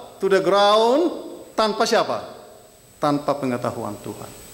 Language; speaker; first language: English; non-native, fluent; Indonesian